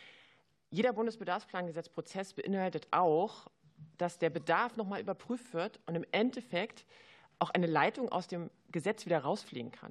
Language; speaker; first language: German; native; German